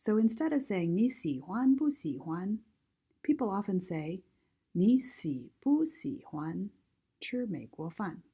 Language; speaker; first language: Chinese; non-native, fluent; English